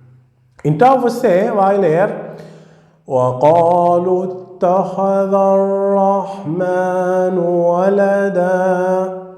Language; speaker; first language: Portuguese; non-native, fluent; Arabic